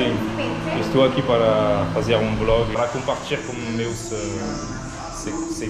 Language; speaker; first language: Portuguese; non-native, learner; French